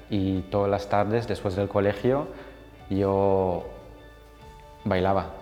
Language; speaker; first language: Spanish; non-native, fluent; Hebrew